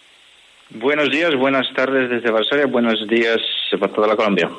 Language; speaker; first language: Spanish; non-native, fluent; Polish